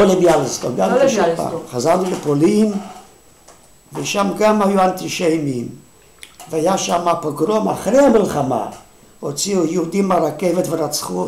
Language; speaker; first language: Hebrew; non-native, fluent; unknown